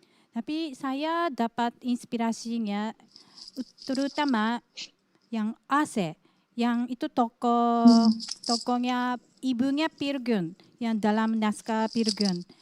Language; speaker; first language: Indonesian; non-native, fluent; Japanese